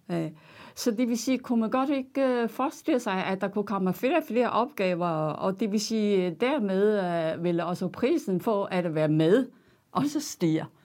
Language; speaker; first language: Danish; non-native, fluent; Chinese